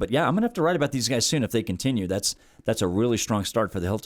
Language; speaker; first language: English; native; English